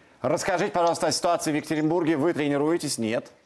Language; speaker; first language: Russian; native; Russian